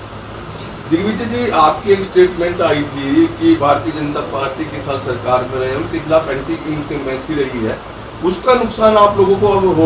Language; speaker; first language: Hindi; native; Hindi